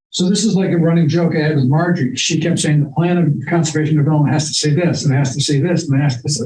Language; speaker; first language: English; native; English